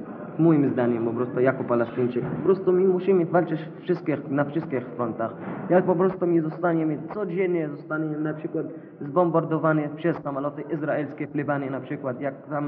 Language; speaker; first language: Polish; non-native, local second language; Arabic